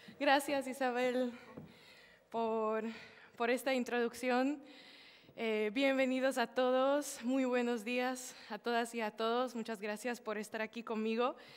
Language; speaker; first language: Spanish; non-native, fluent; Slovak